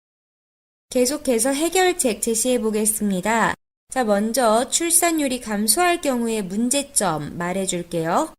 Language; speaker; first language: Korean; native; Korean